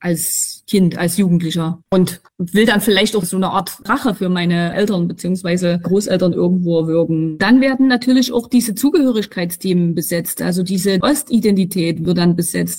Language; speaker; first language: German; native; German